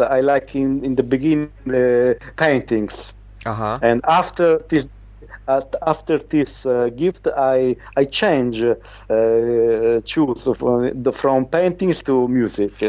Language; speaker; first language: English; non-native, learner; Italian